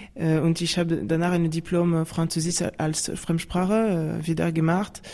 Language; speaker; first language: German; non-native, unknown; French